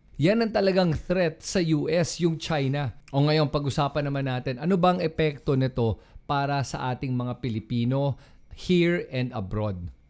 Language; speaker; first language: Filipino; native; Filipino